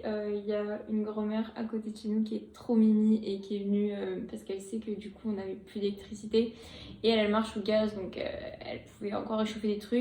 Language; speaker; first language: French; native; French